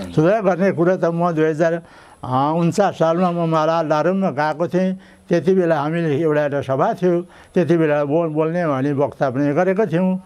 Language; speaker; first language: Nepali; non-native, local second language; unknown